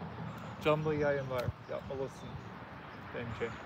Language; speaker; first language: Turkish; non-native, learner; English